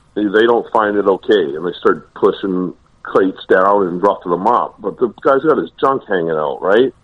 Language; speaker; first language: English; native; English